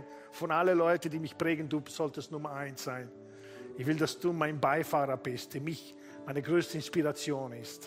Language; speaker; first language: German; non-native, fluent; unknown